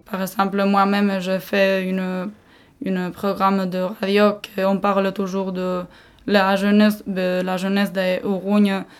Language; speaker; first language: French; non-native, local second language; Basque